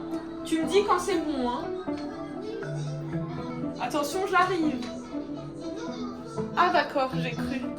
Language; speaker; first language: French; native; French